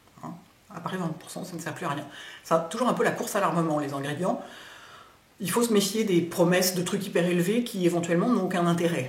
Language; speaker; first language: French; native; French